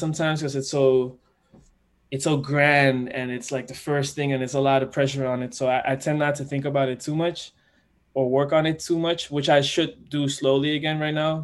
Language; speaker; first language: English; non-native, fluent; Dutch